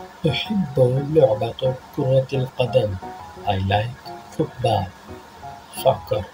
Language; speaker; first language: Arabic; non-native, fluent; Urdu